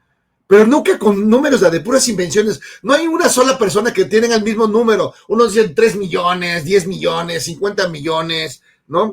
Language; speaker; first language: Spanish; native; Spanish